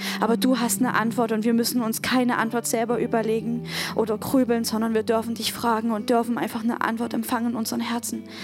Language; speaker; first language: German; native; German